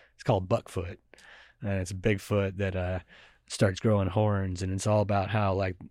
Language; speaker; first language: English; native; English